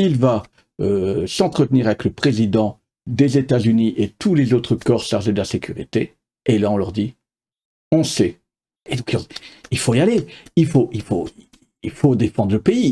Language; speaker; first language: French; native; French